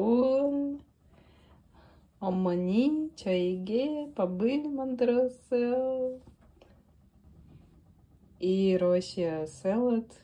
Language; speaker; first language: Korean; non-native, learner; Russian